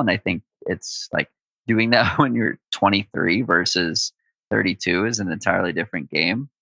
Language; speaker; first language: English; native; English